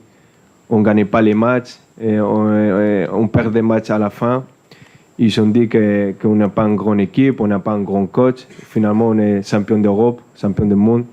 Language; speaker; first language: French; non-native, fluent; Spanish